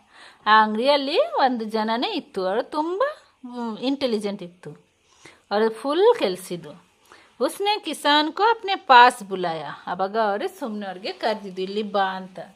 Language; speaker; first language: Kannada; non-native, local second language; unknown